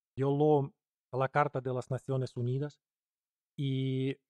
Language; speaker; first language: Spanish; non-native, fluent; Ukrainian